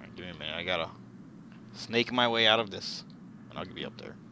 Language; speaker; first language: English; native; English